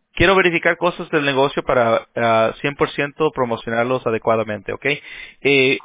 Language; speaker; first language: Spanish; early bilingual, heritage; Spanish